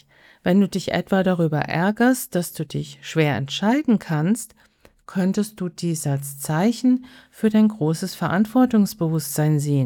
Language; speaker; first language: German; native; German